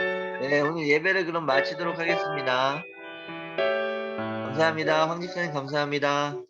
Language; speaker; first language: Korean; native; Korean